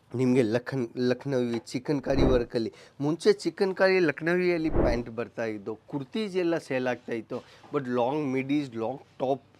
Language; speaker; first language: Kannada; non-native, local second language; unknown